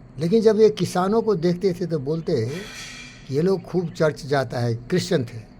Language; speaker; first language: Hindi; native; Hindi